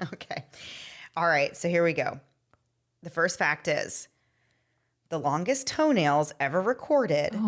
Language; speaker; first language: English; native; English